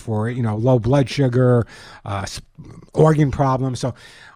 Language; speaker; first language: English; native; English